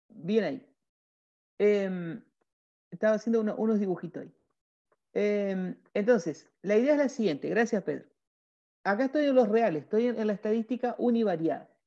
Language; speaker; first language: Spanish; native; Spanish